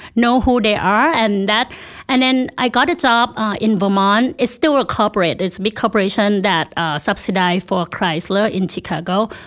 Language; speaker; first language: English; non-native, fluent; Thai